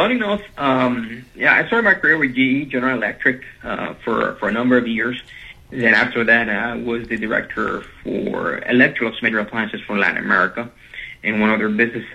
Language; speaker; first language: English; non-native, fluent; Spanish